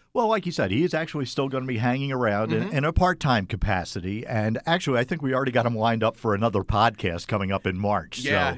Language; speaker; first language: English; native; English